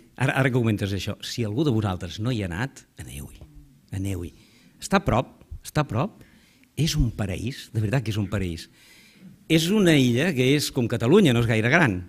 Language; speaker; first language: Catalan; native; Catalan